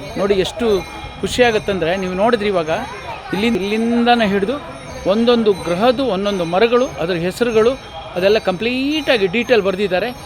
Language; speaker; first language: Kannada; native; Kannada